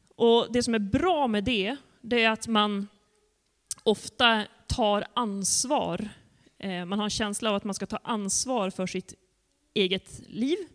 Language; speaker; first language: Swedish; native; Swedish